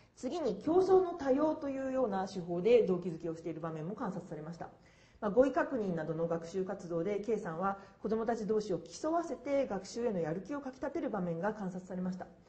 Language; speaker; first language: Japanese; native; Japanese